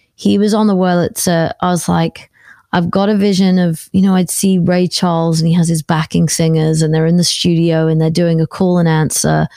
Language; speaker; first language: English; native; English